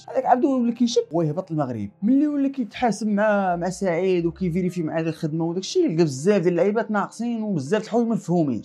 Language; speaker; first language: Arabic; native; Arabic